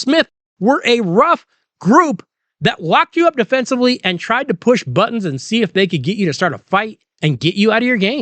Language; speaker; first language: English; native; English